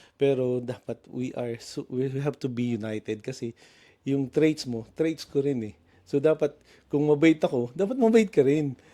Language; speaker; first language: Filipino; native; Filipino